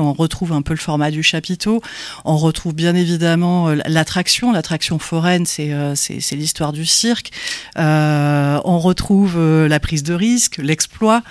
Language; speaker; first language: French; native; French